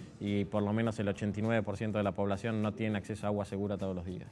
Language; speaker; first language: Spanish; native; Spanish